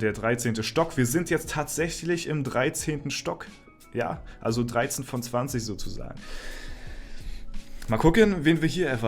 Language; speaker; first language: German; native; German